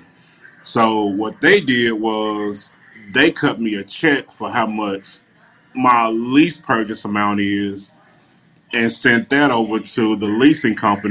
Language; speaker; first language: English; native; English